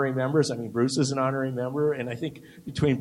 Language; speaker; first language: English; native; English